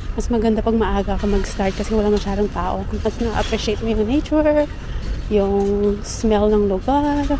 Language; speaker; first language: Filipino; native; Filipino